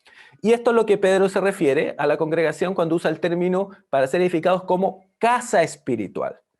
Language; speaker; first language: Spanish; native; Spanish